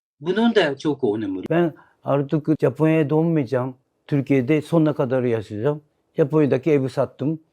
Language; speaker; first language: Turkish; non-native, learner; Japanese